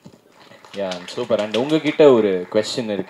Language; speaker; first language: Tamil; native; Tamil